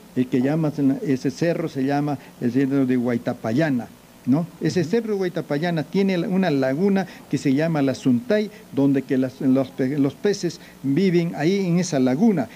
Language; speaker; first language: Spanish; native; Spanish